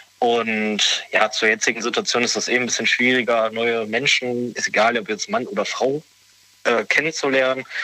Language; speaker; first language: German; native; German